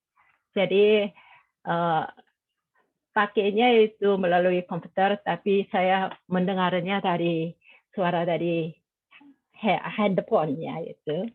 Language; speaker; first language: Indonesian; non-native, fluent; Korean